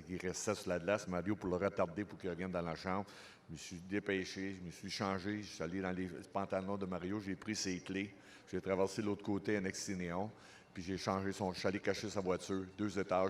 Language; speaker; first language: French; native; French